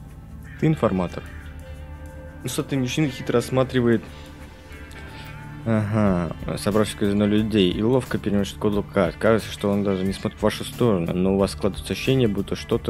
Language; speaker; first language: Russian; native; Russian